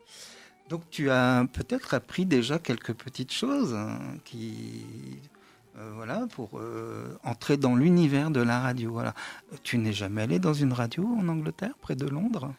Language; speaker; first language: French; native; French